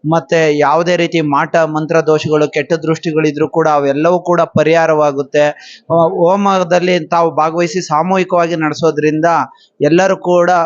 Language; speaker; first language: Kannada; native; Kannada